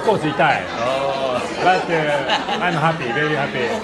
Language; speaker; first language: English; non-native, learner; Japanese